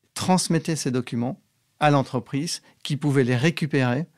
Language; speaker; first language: French; native; French